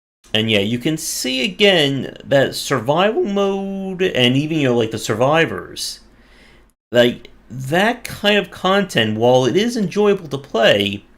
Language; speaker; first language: English; native; English